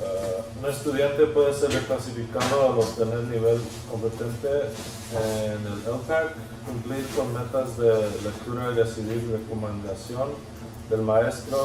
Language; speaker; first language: Spanish; early bilingual, heritage; Spanish